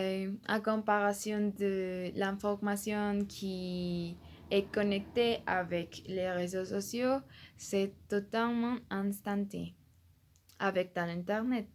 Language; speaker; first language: French; non-native, learner; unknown